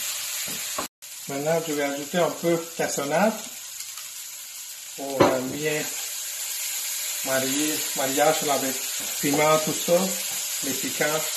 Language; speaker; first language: French; non-native, fluent; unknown